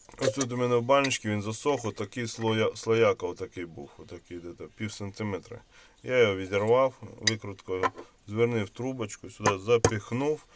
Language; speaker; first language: Ukrainian; non-native, local second language; Russian